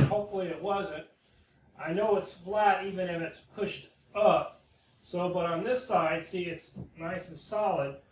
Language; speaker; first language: English; native; English